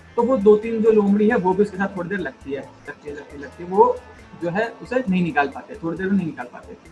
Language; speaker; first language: Hindi; early bilingual, other home language; Nepali